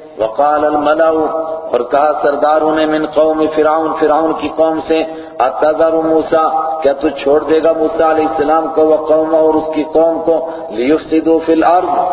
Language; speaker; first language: Urdu; non-native, local second language; Kashmiri